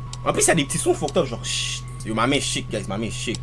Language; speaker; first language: French; native; French